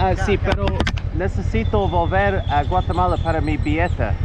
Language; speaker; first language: Spanish; non-native, learner; English